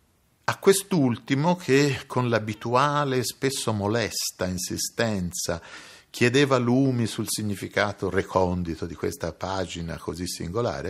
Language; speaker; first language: Italian; native; Italian